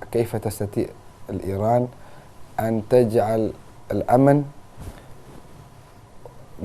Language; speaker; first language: Arabic; non-native, fluent; Indonesian